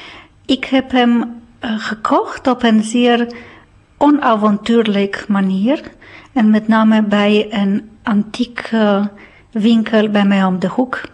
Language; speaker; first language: Dutch; non-native, fluent; Romanian